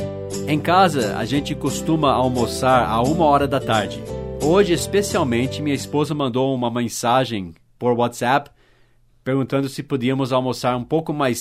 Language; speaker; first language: Portuguese; non-native, fluent; English